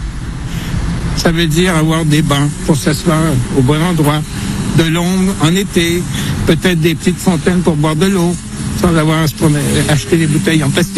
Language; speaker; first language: French; native; French